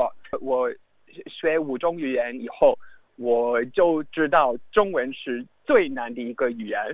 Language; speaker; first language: Chinese; non-native, fluent; English